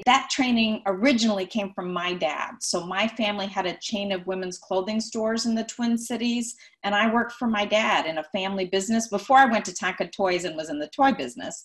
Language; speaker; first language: English; native; English